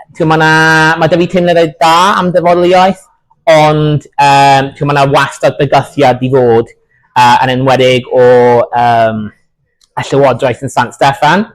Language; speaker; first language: Welsh; non-native, local second language; English